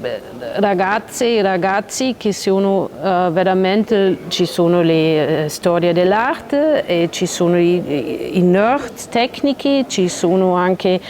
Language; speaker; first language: Italian; non-native, learner; German